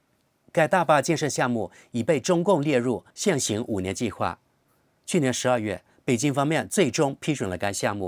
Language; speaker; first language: Chinese; native; Chinese